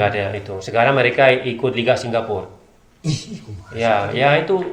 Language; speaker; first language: Indonesian; non-native, learner; Spanish